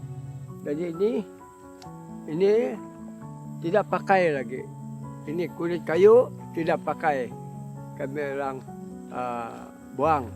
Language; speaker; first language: Indonesian; non-native, local second language; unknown